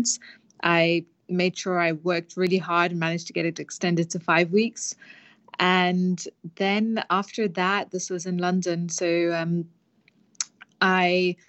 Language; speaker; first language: English; native; English